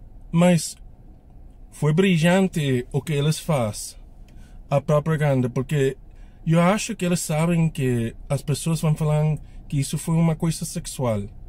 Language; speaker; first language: Portuguese; non-native, learner; English